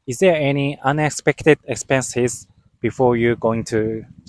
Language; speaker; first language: English; non-native, fluent; Japanese